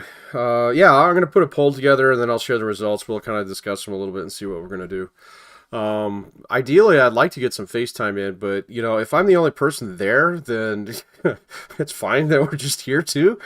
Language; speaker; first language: English; native; English